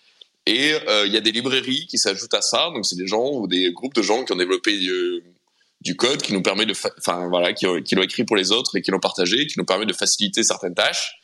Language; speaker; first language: French; native; French